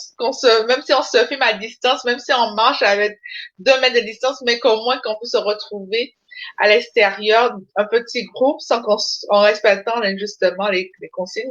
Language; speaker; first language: French; native; French